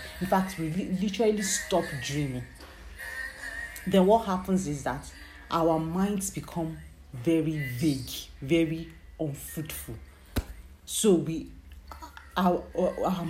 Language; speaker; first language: English; non-native, local second language; Yoruba